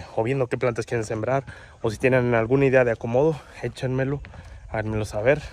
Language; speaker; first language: Spanish; native; Spanish